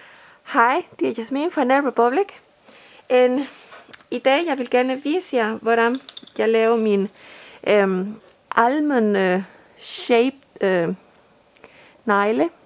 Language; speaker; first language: Danish; non-native, fluent; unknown